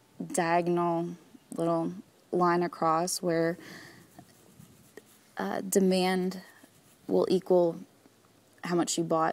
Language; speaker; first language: English; native; English